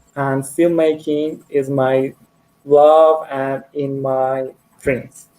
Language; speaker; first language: English; non-native, learner; Persian